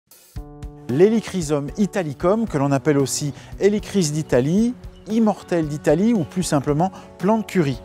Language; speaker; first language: French; native; French